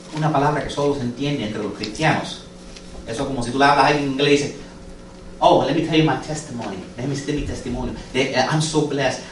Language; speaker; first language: Spanish; non-native, fluent; English